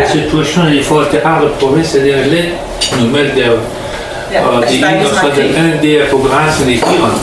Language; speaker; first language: Danish; non-native, learner; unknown